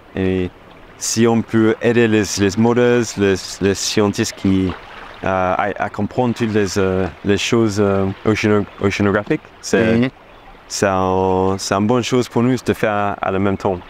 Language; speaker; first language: French; non-native, fluent; English